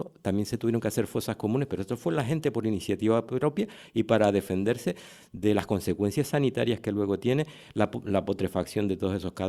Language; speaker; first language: Spanish; native; Spanish